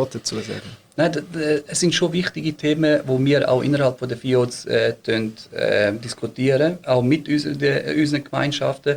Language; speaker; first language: German; early bilingual, other home language; Bosnian